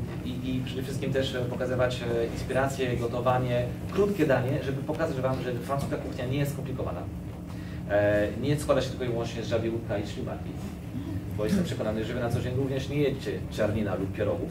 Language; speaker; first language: Polish; non-native, fluent; French